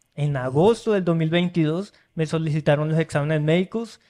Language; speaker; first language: Spanish; native; Spanish